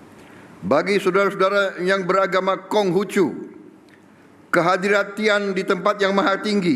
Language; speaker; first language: Indonesian; native; Indonesian